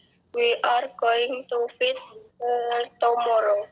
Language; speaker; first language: English; non-native, learner; Indonesian